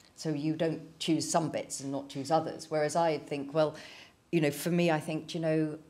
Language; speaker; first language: English; native; English